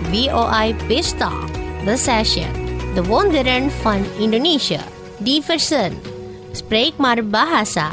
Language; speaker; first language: Dutch; non-native, fluent; Indonesian